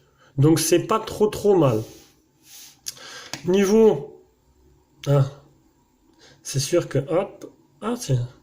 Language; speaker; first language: French; native; French